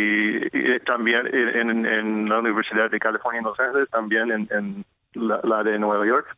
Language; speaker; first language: Spanish; non-native, fluent; English